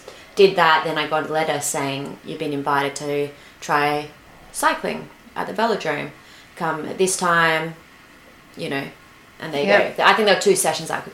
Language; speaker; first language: English; native; English